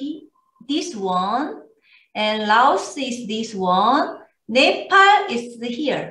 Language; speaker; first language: English; non-native, learner; Korean